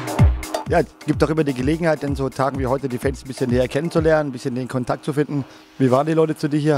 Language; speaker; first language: German; native; German